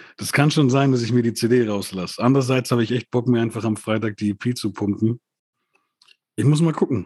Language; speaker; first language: German; native; German